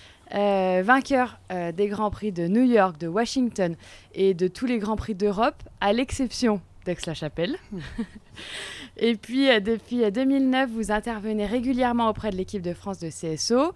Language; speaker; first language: French; native; French